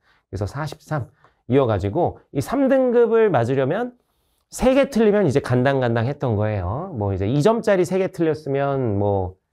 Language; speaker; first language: Korean; native; Korean